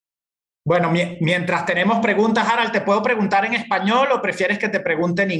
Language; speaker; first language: Spanish; native; Spanish